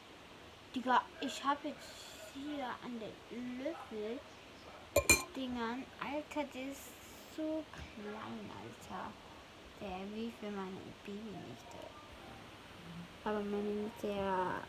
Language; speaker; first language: German; early bilingual, heritage; German